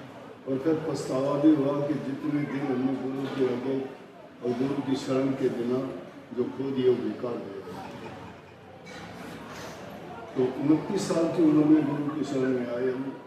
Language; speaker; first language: Hindi; native; Hindi